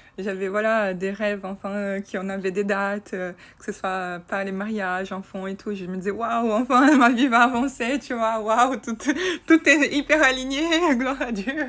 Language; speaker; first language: French; non-native, fluent; Portuguese